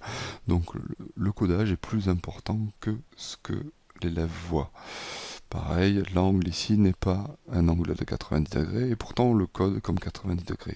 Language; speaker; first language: French; native; French